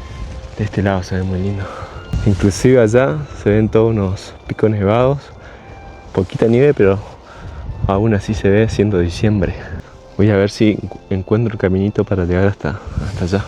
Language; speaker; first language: Spanish; native; Spanish